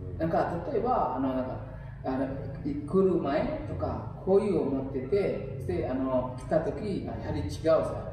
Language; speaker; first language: Japanese; non-native, fluent; Indonesian